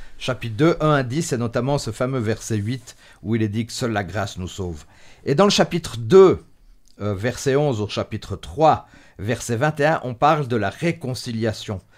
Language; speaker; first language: French; native; French